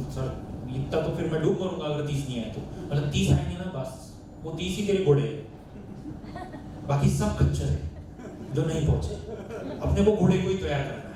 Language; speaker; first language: Hindi; non-native, local second language; Marathi